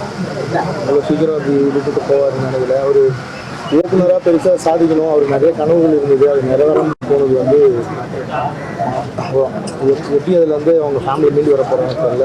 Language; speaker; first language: Tamil; native; Tamil